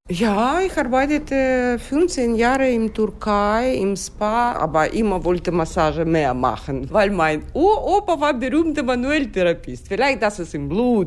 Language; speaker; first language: German; non-native, learner; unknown